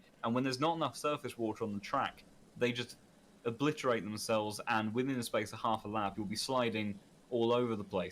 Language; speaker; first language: English; native; English